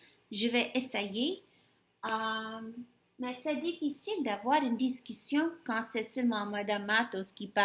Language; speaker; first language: French; non-native, fluent; English